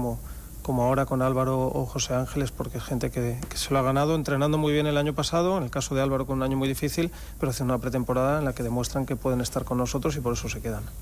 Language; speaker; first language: Spanish; native; Spanish